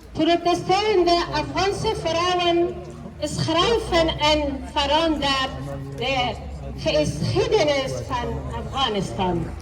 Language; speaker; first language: Dutch; non-native, fluent; Persian